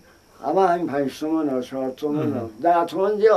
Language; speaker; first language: Persian; non-native, local second language; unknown